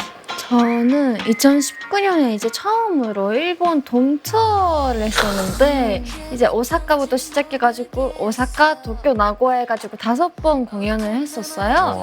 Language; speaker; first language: Korean; non-native, fluent; Japanese